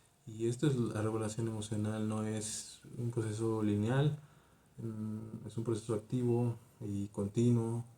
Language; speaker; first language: Spanish; native; Spanish